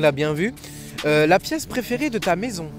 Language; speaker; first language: French; native; French